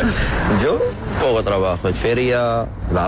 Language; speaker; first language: Spanish; non-native, learner; Arabic